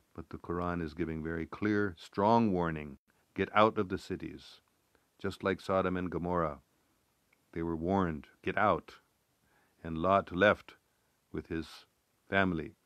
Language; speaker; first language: English; native; English